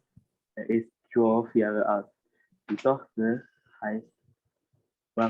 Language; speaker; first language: German; non-native, learner; Indonesian